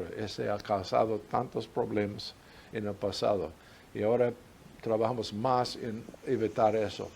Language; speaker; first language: Spanish; non-native, fluent; English